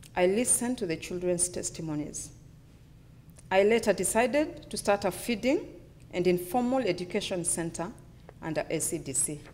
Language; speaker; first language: English; non-native, local second language; Luyia